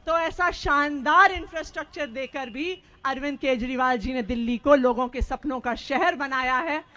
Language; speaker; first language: Hindi; native; Hindi